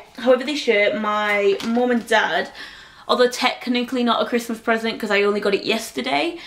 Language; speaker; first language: English; native; English